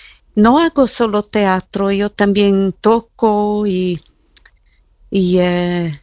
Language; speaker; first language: Spanish; non-native, fluent; Italian